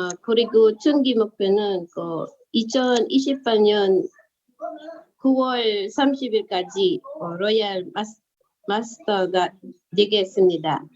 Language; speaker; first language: Korean; early bilingual, other home language; Filipino